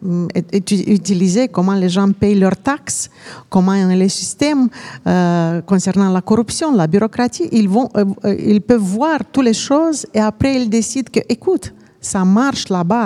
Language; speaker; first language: French; non-native, fluent; Romanian